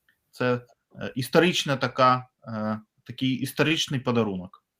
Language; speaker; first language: Ukrainian; non-native, fluent; Russian